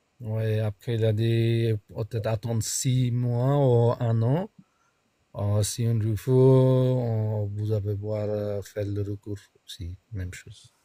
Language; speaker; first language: French; non-native, learner; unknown